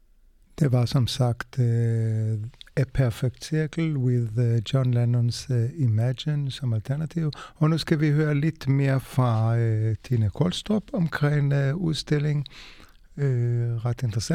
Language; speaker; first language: Danish; non-native, fluent; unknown